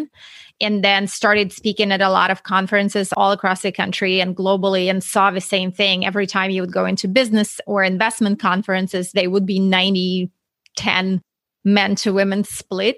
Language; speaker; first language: English; non-native, fluent; Russian